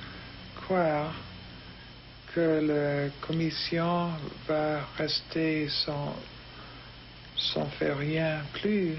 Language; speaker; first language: French; non-native, learner; English